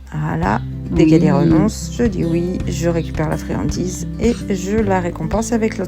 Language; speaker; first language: French; native; French